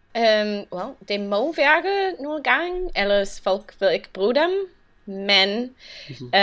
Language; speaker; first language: Danish; non-native, learner; English